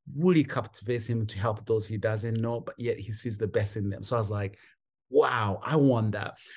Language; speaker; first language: English; non-native, local second language; Kinyarwanda